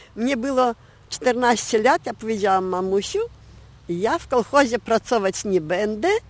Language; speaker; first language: Polish; early bilingual, heritage; Polish